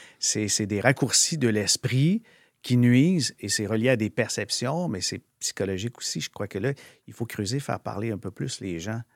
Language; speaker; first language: French; native; French